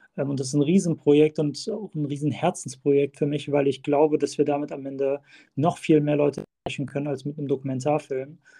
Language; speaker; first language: German; early bilingual, other home language; Turkish